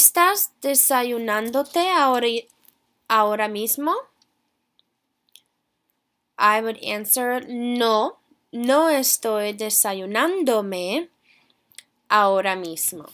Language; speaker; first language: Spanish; non-native, fluent; English